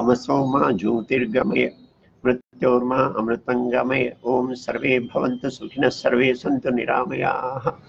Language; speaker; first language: Hindi; non-native, local second language; Tamil